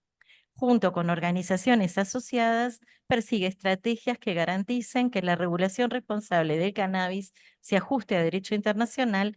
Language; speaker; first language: Spanish; native; Spanish